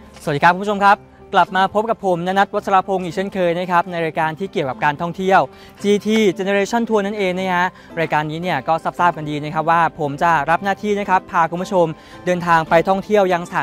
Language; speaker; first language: Thai; native; Thai